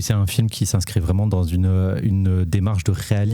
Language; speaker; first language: French; native; French